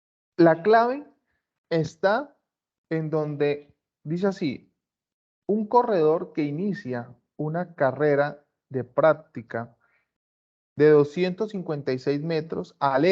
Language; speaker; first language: Spanish; native; Spanish